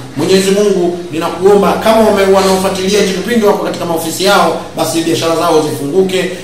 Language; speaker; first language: Swahili; native; Swahili